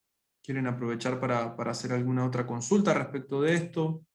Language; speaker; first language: Spanish; native; Spanish